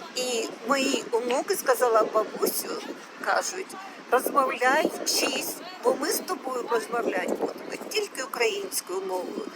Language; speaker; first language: Ukrainian; non-native, local second language; Russian